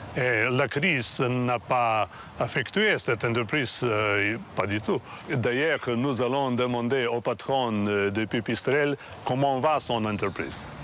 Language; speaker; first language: French; non-native, fluent; Slovenian